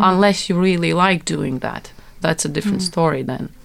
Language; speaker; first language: English; non-native, fluent; Latvian